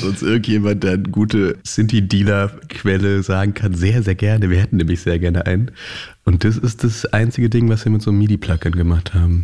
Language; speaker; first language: German; native; German